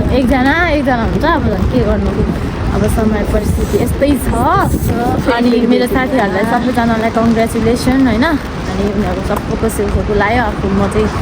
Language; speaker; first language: Nepali; native; Nepali